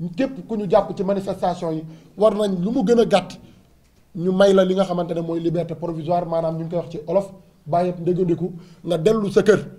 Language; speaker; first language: Wolof; native; Wolof